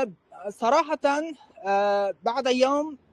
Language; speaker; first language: Arabic; non-native, fluent; Uzbek